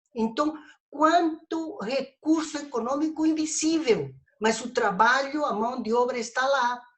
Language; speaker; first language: Portuguese; non-native, fluent; Spanish